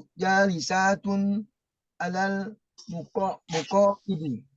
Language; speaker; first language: Arabic; non-native, learner; Indonesian